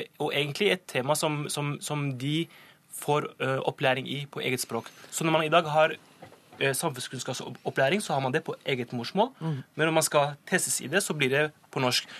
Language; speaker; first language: Norwegian; early bilingual, other home language; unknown